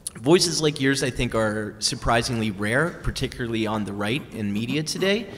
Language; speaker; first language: English; non-native, fluent; Portuguese